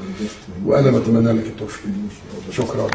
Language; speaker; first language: Arabic; native; Arabic